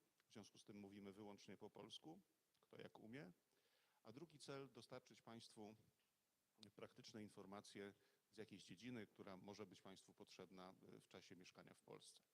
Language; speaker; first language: Polish; native; Polish